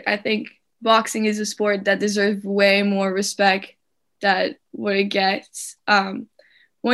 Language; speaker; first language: English; non-native, fluent; French